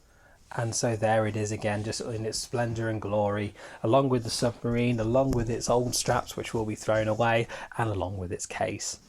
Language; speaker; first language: English; native; English